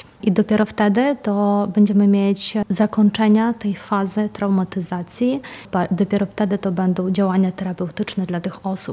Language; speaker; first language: Polish; non-native, fluent; Ukrainian